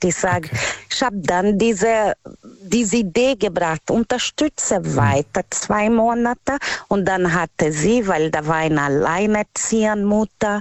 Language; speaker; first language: German; non-native, learner; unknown